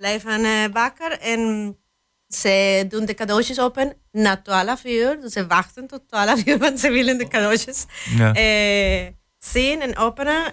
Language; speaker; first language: Dutch; non-native, fluent; Spanish